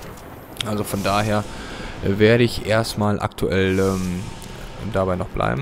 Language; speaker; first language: German; native; German